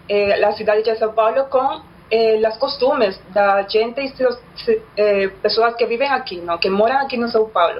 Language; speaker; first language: Portuguese; non-native, learner; Spanish